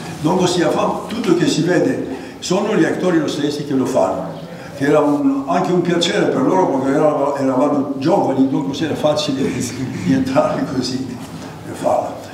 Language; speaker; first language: Italian; non-native, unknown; Greek